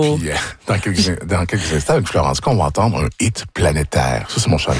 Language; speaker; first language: French; native; French